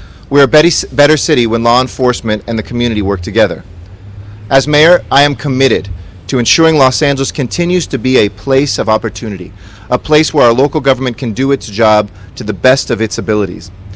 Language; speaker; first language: English; native; English